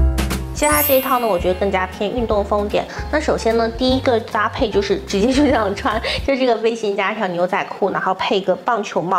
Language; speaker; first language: Chinese; native; Chinese